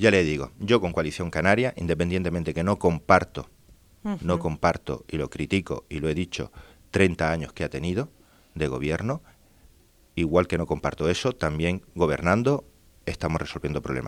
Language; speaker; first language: Spanish; native; Spanish